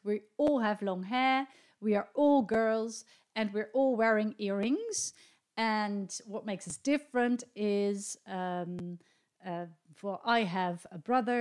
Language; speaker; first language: English; non-native, fluent; Dutch